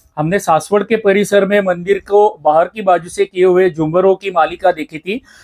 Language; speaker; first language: Hindi; non-native, local second language; Marathi